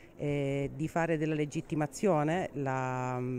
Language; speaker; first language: Italian; native; Italian